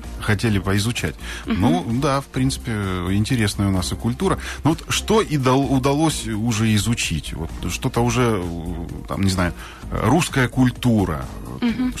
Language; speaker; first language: Russian; native; Russian